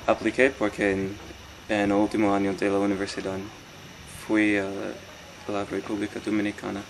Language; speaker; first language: Spanish; non-native, fluent; English